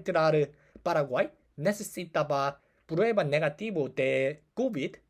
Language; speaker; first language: Spanish; non-native, learner; Korean